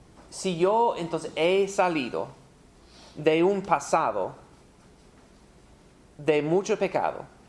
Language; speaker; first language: Spanish; non-native, fluent; English